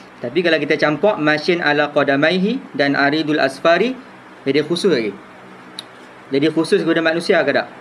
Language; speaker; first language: Malay; native; Malay